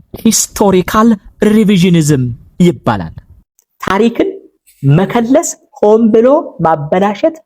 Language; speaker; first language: Amharic; native; Amharic